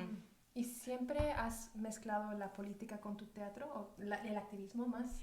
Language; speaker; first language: Spanish; early bilingual, heritage; Spanish